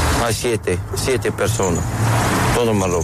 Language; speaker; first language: Spanish; non-native, learner; Arabic